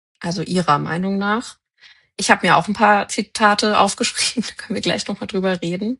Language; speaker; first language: German; native; German